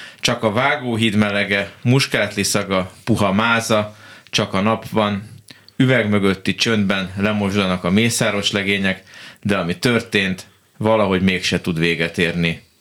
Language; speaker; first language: Hungarian; native; Hungarian